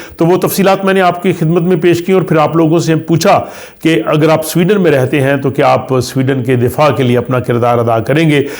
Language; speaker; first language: Urdu; native; Urdu